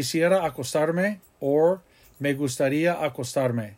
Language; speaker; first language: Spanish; non-native, fluent; English